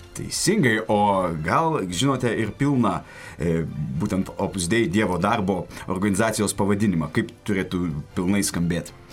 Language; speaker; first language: Lithuanian; native; Lithuanian